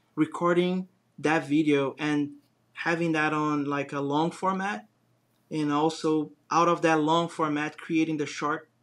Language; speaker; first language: English; non-native, fluent; Portuguese